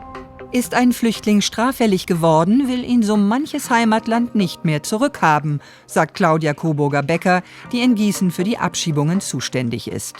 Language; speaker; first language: German; native; German